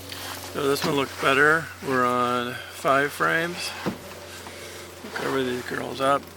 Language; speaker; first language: English; native; English